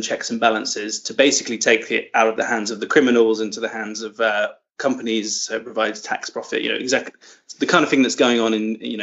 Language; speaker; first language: English; native; English